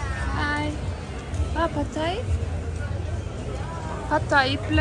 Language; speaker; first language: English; non-native, learner; Turkmen